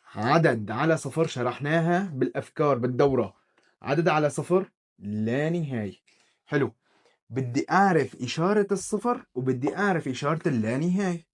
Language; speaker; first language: Arabic; native; Arabic